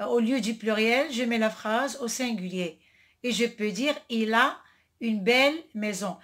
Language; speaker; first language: French; non-native, local second language; Arabic